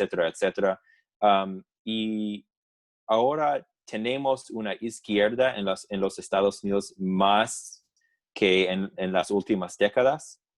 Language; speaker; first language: Spanish; non-native, fluent; English